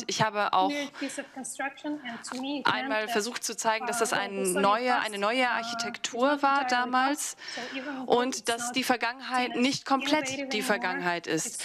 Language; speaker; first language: German; non-native, fluent; Russian